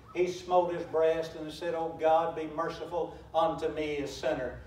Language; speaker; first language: English; native; English